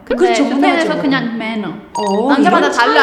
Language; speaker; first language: Korean; non-native, learner; Spanish